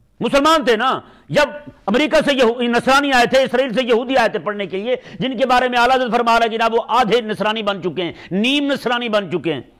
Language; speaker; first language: Urdu; non-native, local second language; Punjabi